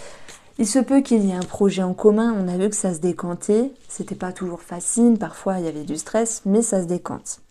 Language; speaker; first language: French; native; French